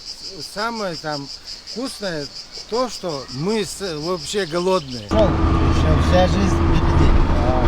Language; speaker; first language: Russian; non-native, local second language; Chechen